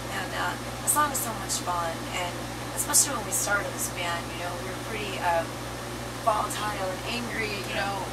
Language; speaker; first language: English; native; English